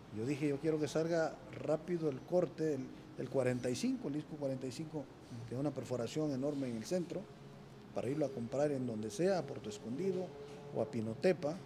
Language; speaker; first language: Spanish; native; Spanish